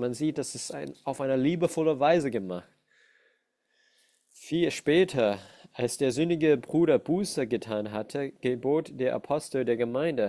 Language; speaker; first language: German; non-native, fluent; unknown